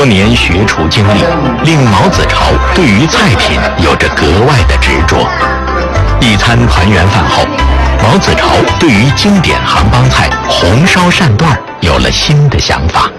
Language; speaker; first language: Chinese; native; Chinese